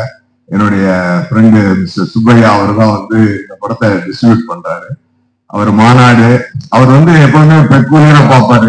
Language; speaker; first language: Tamil; native; Tamil